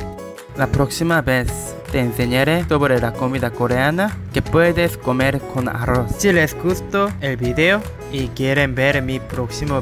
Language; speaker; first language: Spanish; non-native, learner; Korean